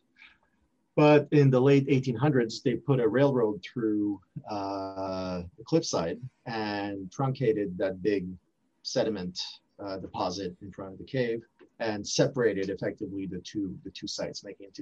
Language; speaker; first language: English; non-native, fluent; French